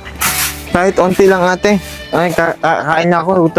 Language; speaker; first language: Filipino; non-native, learner; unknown